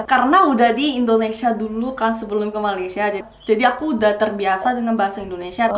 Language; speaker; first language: Indonesian; non-native, fluent; Korean